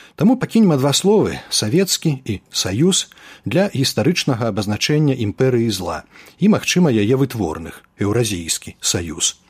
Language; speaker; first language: Belarusian; native; Belarusian